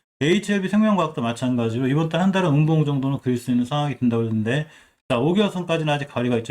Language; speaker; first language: Korean; native; Korean